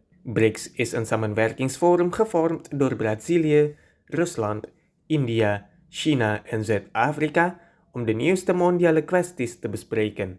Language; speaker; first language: Dutch; non-native, fluent; Indonesian